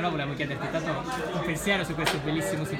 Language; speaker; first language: Italian; native; Italian